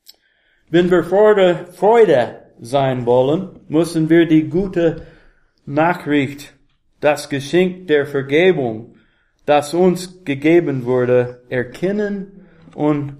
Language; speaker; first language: German; non-native, learner; English